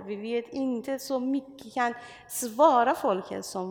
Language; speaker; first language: Swedish; non-native, learner; Persian